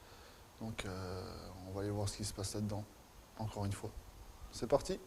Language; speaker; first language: French; native; French